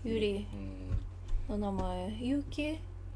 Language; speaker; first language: Japanese; non-native, learner; Tatar